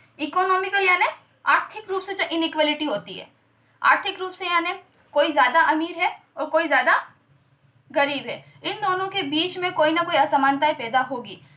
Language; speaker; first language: Hindi; native; Hindi